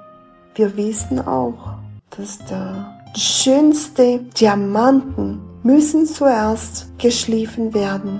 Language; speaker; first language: German; non-native, fluent; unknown